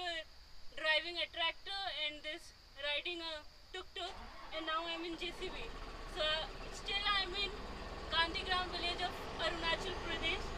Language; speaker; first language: English; non-native, local second language; Hindi